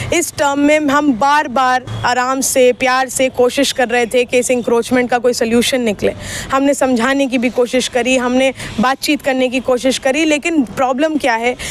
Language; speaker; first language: Hindi; native; Hindi